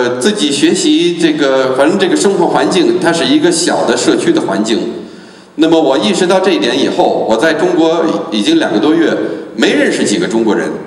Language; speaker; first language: Chinese; non-native, fluent; English